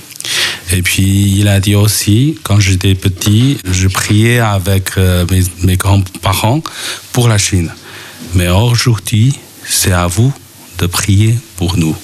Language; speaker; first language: French; non-native, fluent; Chinese